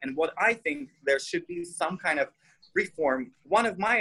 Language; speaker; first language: English; non-native, fluent; Russian